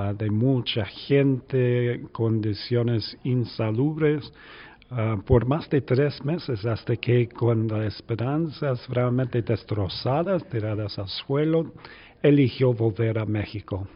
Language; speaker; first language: Spanish; non-native, fluent; English